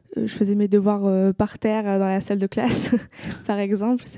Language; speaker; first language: French; native; French